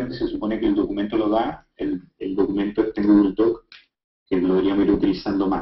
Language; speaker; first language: Spanish; native; Spanish